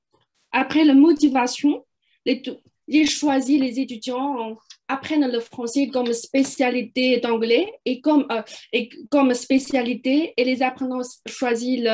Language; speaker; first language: French; non-native, fluent; Chinese